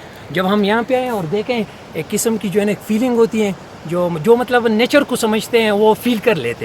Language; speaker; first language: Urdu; non-native, local second language; Pashto